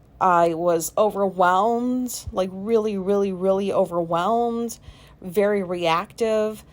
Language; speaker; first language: English; native; English